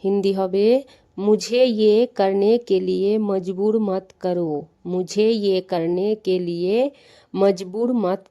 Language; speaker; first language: Hindi; non-native, fluent; Bangla